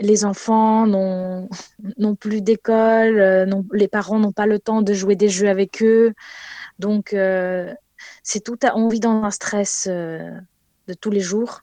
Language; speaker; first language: French; non-native, fluent; Ukrainian